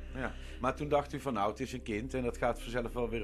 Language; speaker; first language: Dutch; native; Dutch